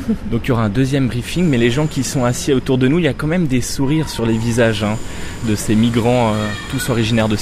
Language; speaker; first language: French; native; French